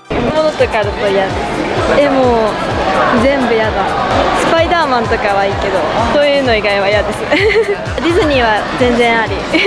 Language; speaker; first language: Japanese; native; Japanese